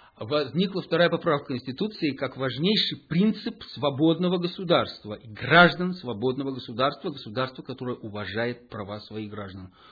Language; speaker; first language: Russian; early bilingual, heritage; Russian